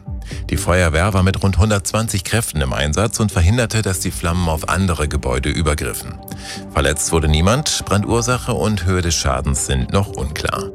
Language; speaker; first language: German; native; German